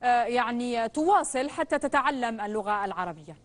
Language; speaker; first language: Arabic; native; Arabic